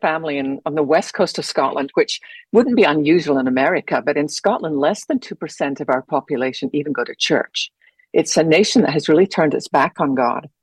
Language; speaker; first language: English; native; English